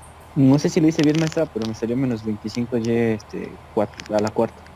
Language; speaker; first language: Spanish; native; Spanish